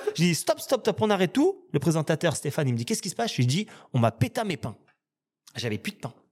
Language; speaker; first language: French; native; French